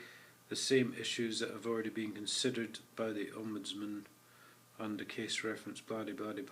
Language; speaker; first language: English; native; English